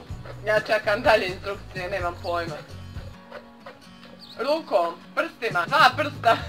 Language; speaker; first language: Croatian; native; Croatian